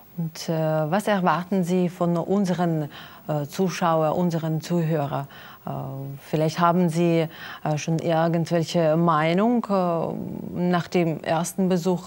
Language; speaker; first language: German; non-native, learner; Russian